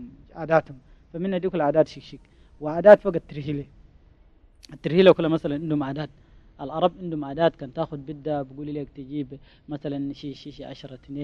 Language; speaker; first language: Arabic; native; Arabic